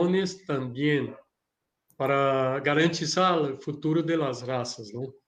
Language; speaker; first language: Spanish; non-native, learner; Portuguese